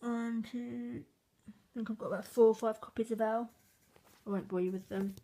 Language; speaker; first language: English; native; English